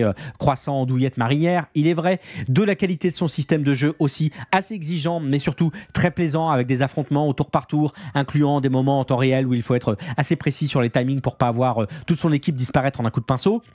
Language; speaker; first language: French; native; French